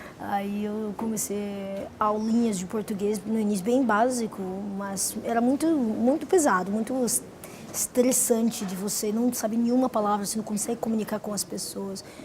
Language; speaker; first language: Portuguese; non-native, fluent; Arabic